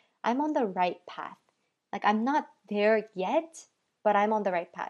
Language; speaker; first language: English; early bilingual, other home language; Korean